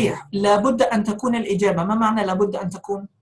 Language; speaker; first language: Arabic; non-native, fluent; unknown